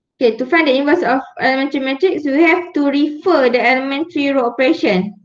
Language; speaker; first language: English; non-native, local second language; Malay